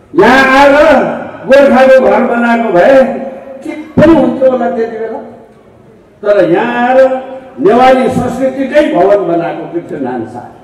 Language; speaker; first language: Nepali; non-native, local second language; Newari